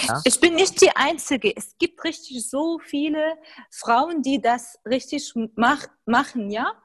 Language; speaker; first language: German; non-native, fluent; Arabic